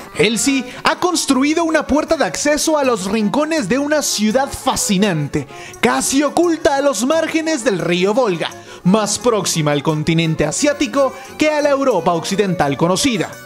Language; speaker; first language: Spanish; native; Spanish